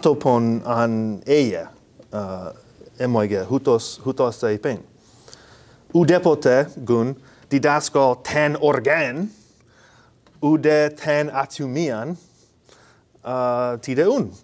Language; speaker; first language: Greek; non-native, fluent; English